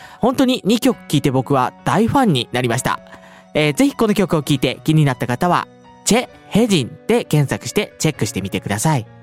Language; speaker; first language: Japanese; native; Japanese